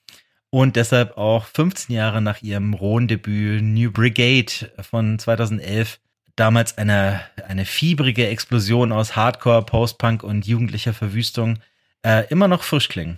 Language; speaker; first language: German; native; German